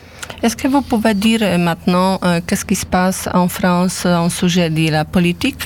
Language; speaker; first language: French; non-native, learner; Polish